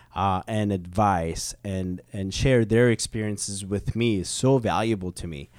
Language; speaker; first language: English; early bilingual, other home language; Korean